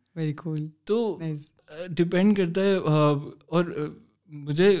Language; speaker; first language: Urdu; native; Urdu